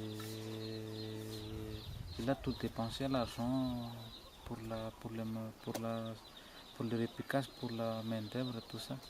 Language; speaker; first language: French; non-native, local second language; Malagasy